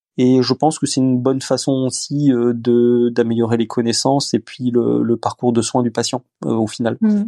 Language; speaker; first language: French; early bilingual, other home language; Romanian